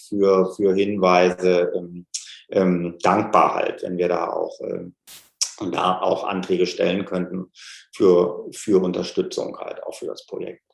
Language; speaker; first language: German; native; German